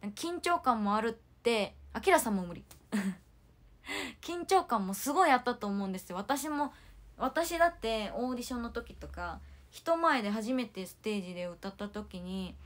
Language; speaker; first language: Japanese; non-native, fluent; Korean